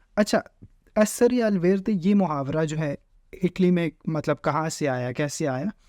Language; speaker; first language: Urdu; native; Urdu